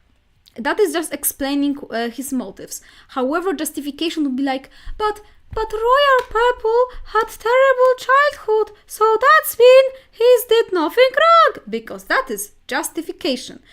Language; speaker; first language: English; non-native, fluent; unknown